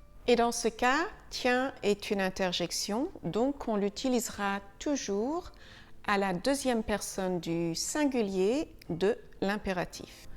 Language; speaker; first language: French; native; French